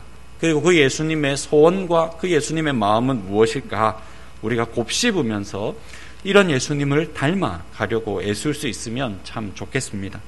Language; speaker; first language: Korean; native; Korean